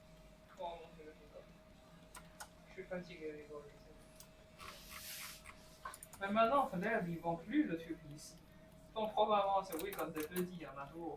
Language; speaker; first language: French; non-native, learner; Chinese